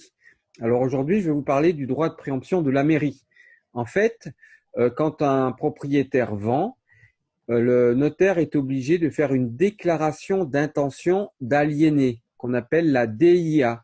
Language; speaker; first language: French; native; French